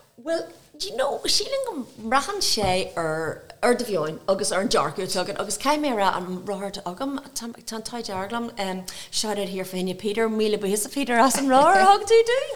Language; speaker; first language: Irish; non-native, local second language; English